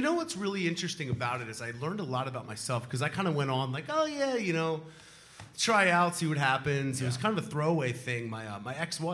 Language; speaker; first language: English; native; English